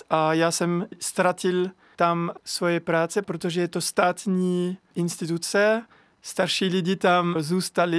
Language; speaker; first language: Czech; non-native, learner; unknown